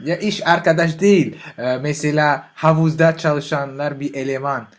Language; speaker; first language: Turkish; non-native, learner; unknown